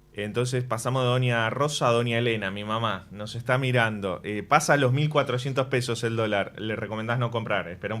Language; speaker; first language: Spanish; native; Spanish